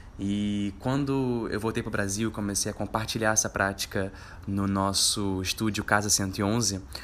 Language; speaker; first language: Portuguese; native; Portuguese